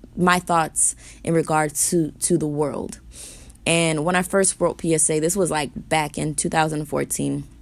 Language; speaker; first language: English; native; English